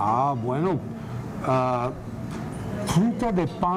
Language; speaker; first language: Spanish; non-native, fluent; English